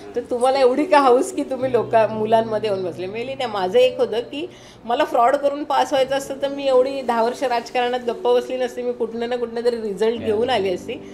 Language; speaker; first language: Marathi; non-native, local second language; Kannada